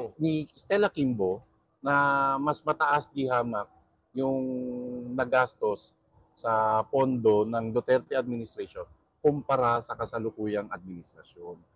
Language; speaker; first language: Filipino; native; Filipino